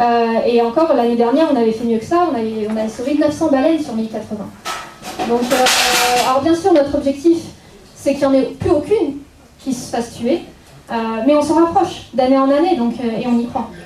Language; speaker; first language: French; native; French